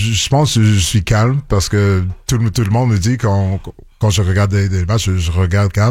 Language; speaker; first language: French; non-native, local second language; English